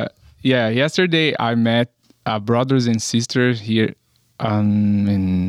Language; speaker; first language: English; non-native, learner; Portuguese